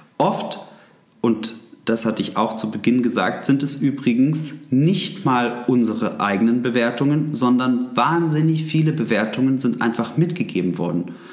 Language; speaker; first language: German; native; German